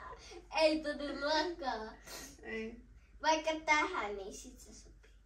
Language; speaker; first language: Finnish; early bilingual, other home language; Kinyarwanda